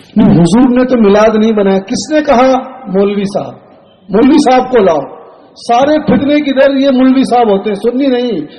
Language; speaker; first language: Urdu; native; Urdu